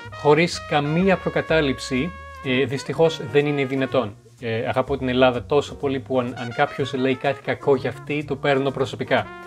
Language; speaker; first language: Greek; non-native, fluent; French